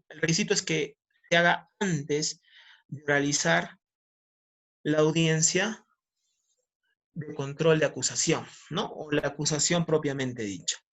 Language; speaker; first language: Spanish; native; Spanish